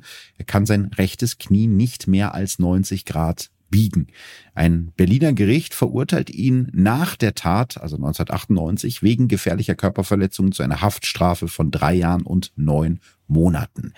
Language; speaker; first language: German; native; German